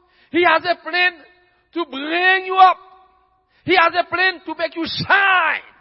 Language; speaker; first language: English; non-native, fluent; Haitian Creole